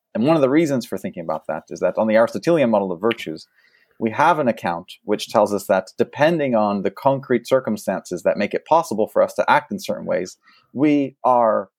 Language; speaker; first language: English; early bilingual, other home language; French